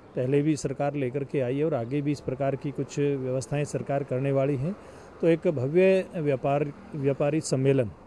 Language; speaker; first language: Hindi; native; Hindi